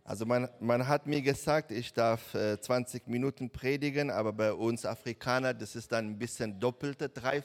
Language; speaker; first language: German; non-native, learner; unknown